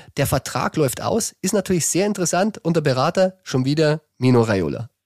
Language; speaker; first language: German; native; German